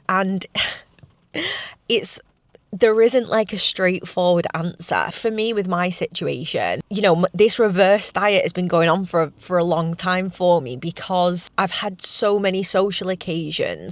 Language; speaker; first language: English; native; English